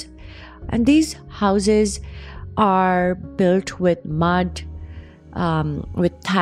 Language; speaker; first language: English; non-native, local second language; Urdu